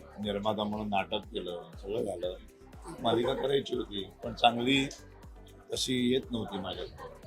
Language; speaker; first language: Marathi; native; Marathi